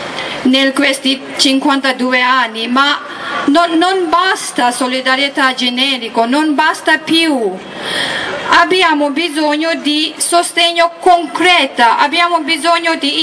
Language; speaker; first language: Italian; non-native, learner; Tibetan